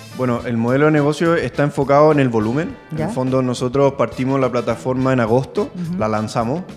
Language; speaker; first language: Spanish; native; Spanish